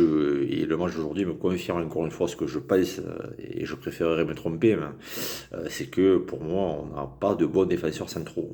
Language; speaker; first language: French; native; French